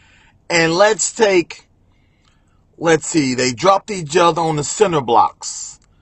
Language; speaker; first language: English; native; English